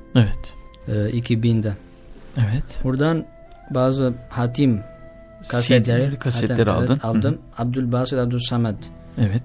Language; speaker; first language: Turkish; non-native, learner; Albanian